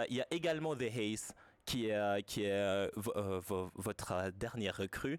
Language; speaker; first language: French; native; French